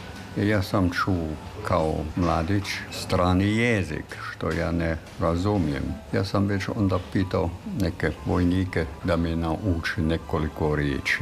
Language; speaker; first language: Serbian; non-native, fluent; German